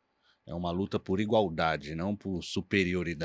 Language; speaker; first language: Portuguese; native; Portuguese